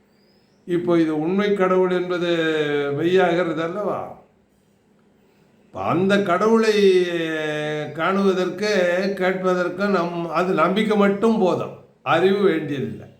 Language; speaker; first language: Tamil; native; Tamil